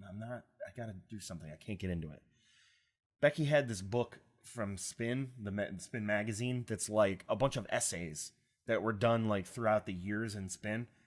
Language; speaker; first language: English; native; English